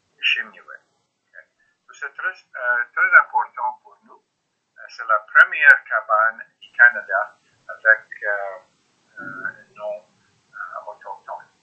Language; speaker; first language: French; non-native, learner; English